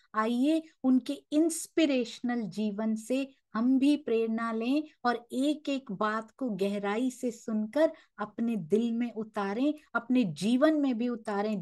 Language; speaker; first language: Hindi; native; Hindi